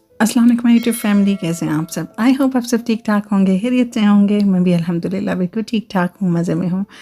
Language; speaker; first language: Urdu; native; Urdu